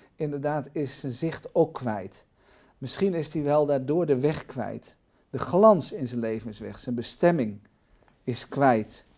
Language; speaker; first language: Dutch; native; Dutch